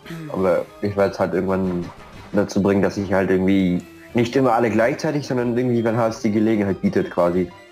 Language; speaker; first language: German; native; German